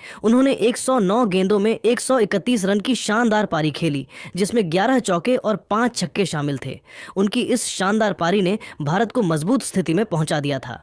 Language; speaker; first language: Hindi; native; Hindi